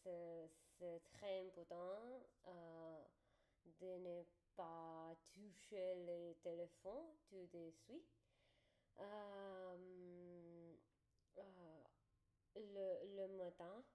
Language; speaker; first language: French; non-native, learner; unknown